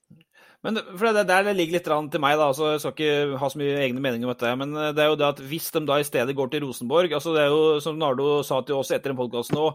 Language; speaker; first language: Norwegian; native; Norwegian